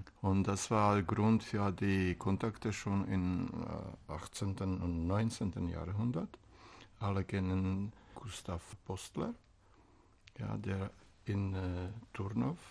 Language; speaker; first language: German; non-native, fluent; Czech